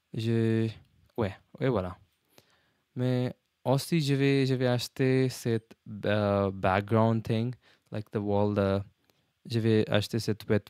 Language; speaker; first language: French; non-native, learner; English